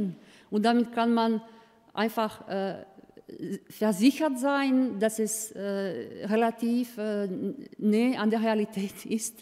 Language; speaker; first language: German; non-native, fluent; Croatian